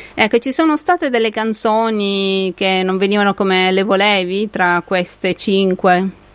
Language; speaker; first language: Italian; native; Italian